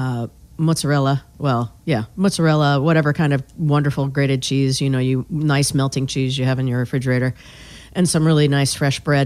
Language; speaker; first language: English; native; English